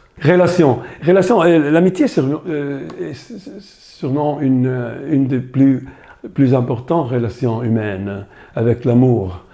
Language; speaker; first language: French; non-native, fluent; Italian